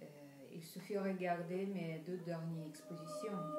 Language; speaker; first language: French; non-native, fluent; Russian